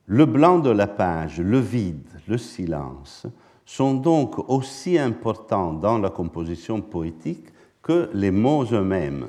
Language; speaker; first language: French; non-native, fluent; Italian